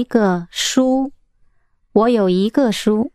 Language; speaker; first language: Chinese; non-native, learner; English